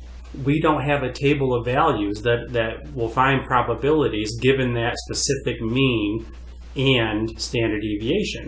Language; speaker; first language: English; native; English